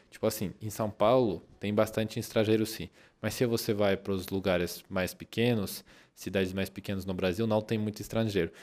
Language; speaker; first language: Portuguese; non-native, fluent; Russian